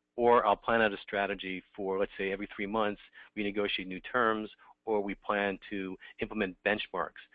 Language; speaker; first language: English; native; English